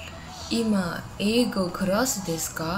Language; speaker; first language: Japanese; non-native, learner; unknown